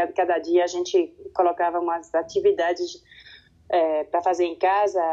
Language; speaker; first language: Portuguese; non-native, fluent; French